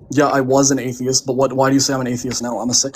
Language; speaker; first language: English; early bilingual, heritage; Punjabi